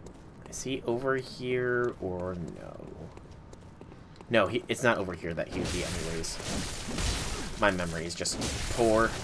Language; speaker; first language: English; native; English